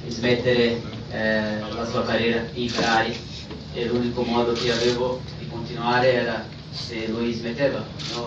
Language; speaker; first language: Italian; non-native, fluent; Portuguese